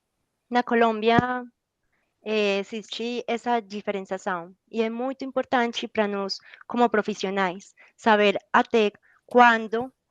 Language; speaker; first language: Portuguese; non-native, learner; Spanish